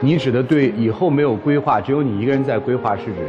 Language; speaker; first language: Chinese; native; Chinese